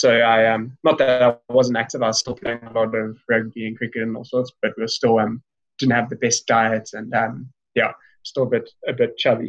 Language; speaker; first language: English; native; English